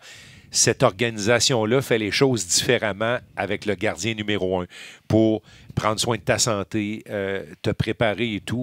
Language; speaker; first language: French; native; French